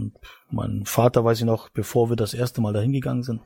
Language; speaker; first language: German; native; German